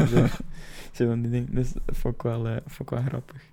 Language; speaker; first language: Dutch; native; Dutch